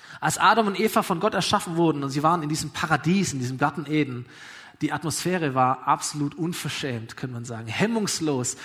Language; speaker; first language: German; native; German